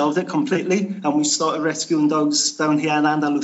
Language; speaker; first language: English; native; English